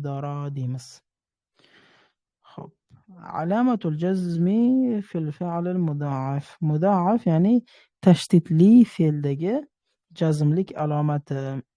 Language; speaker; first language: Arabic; non-native, fluent; Uzbek